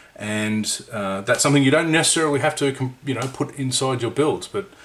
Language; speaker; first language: English; native; English